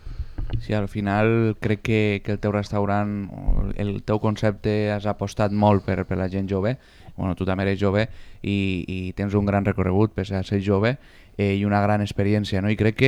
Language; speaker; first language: Catalan; native; Catalan